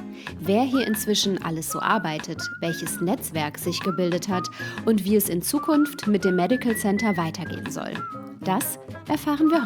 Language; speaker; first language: German; native; German